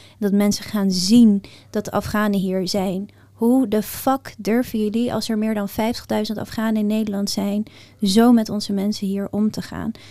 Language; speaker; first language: Dutch; early bilingual, other home language; Persian